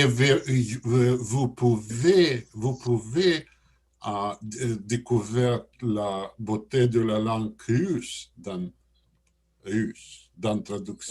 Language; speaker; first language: French; non-native, learner; Russian